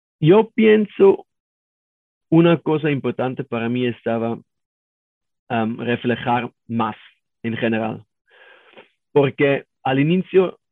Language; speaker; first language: Spanish; non-native, learner; German